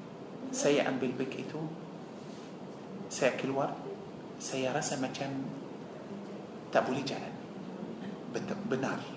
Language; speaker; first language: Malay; non-native, fluent; Arabic